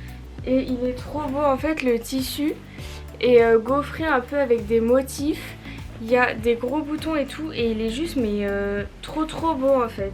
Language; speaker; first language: French; native; French